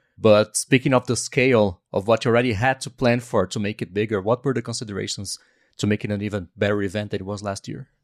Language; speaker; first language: English; non-native, fluent; Portuguese